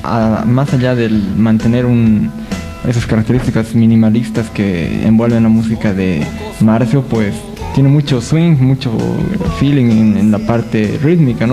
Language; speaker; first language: Spanish; native; Spanish